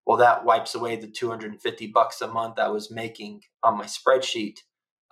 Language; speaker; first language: English; native; English